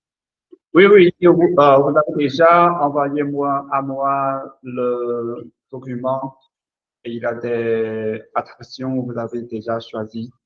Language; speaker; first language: French; non-native, learner; Chinese